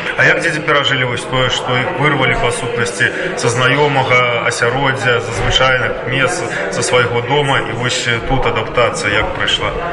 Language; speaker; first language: Belarusian; native; Belarusian